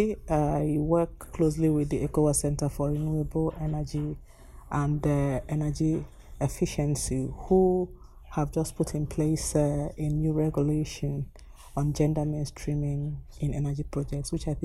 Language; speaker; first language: English; non-native, local second language; Igbo